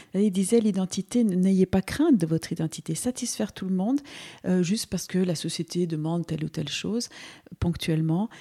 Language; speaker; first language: French; native; French